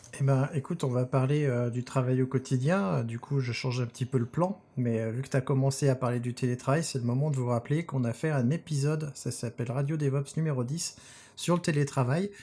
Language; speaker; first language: French; native; French